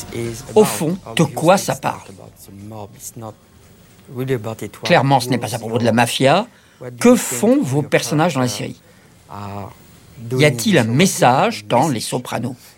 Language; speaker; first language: French; native; French